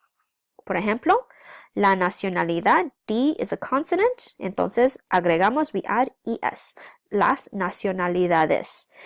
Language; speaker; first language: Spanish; non-native, fluent; English